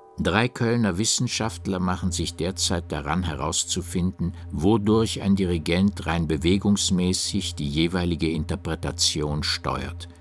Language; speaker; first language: German; native; German